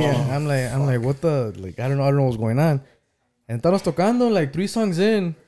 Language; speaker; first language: English; early bilingual, other home language; Spanish